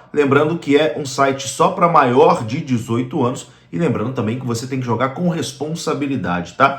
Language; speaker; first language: Portuguese; native; Portuguese